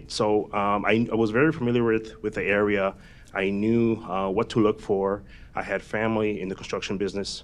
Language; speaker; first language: English; native; English